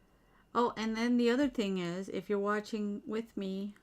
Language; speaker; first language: English; native; English